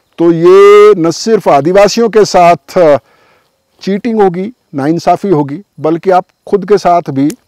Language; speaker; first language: Hindi; native; Hindi